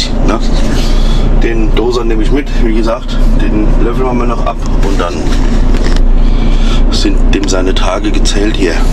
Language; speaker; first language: German; native; German